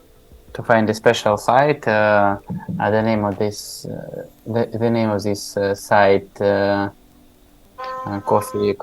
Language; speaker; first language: English; non-native, learner; Tajik